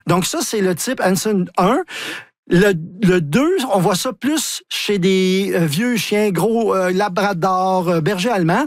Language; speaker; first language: French; native; French